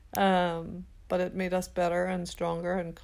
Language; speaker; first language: English; non-native, fluent; German